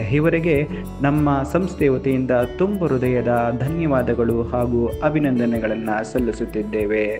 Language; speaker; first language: Kannada; native; Kannada